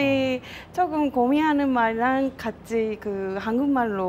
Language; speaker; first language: Korean; non-native, fluent; Japanese